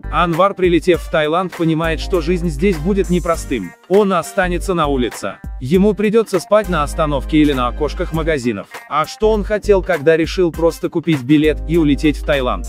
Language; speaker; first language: Russian; non-native, local second language; Uzbek